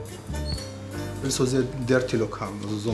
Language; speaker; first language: German; non-native, fluent; Arabic